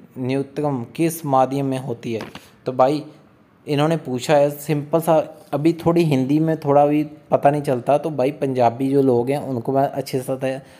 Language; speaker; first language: Hindi; native; Hindi